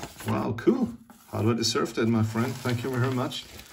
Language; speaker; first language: English; non-native, fluent; German